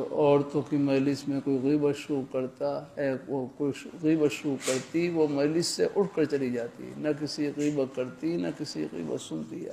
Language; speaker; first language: Urdu; native; Urdu